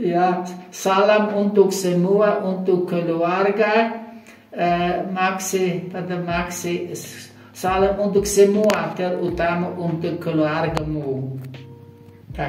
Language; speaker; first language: Indonesian; non-native, fluent; German